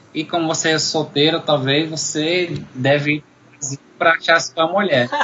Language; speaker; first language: Portuguese; non-native, fluent; Dutch